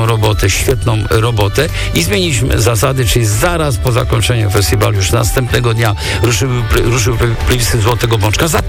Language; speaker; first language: Polish; native; Polish